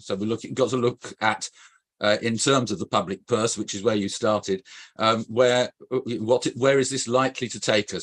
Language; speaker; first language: English; native; English